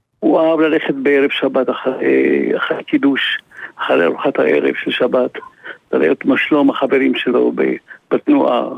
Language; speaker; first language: Hebrew; non-native, fluent; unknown